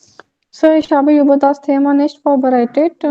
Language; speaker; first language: German; non-native, learner; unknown